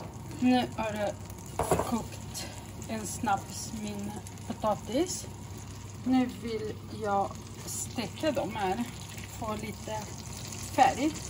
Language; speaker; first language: Swedish; non-native, fluent; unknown